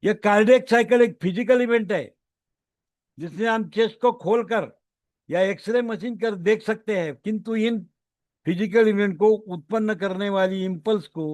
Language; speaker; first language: Hindi; non-native, local second language; Marathi